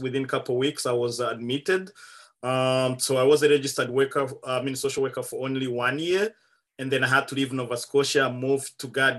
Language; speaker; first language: English; non-native, local second language; Kinyarwanda